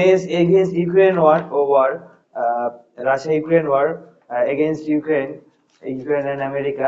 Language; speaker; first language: English; non-native, learner; Bangla